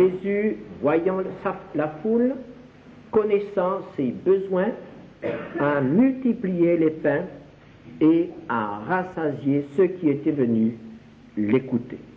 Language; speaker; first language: French; native; French